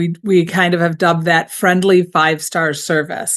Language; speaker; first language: English; native; English